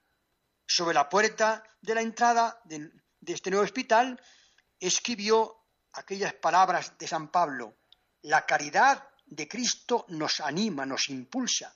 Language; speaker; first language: Spanish; native; Spanish